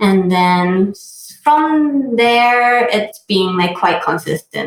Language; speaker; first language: English; non-native, fluent; Japanese